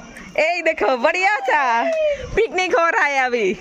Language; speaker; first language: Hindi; non-native, local second language; Bangla